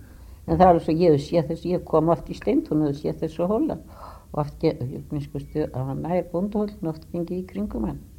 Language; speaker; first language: Icelandic; native; Icelandic